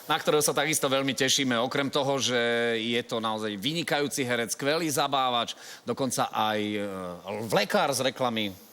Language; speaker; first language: Slovak; native; Slovak